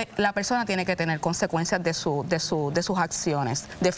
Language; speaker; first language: Spanish; native; Spanish